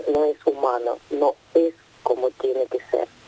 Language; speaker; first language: Spanish; non-native, fluent; Ukrainian